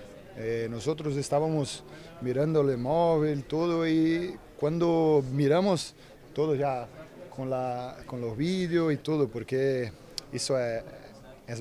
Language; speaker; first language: Spanish; non-native, fluent; Portuguese